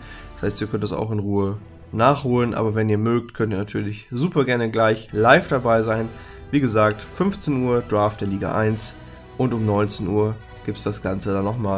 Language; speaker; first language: German; native; German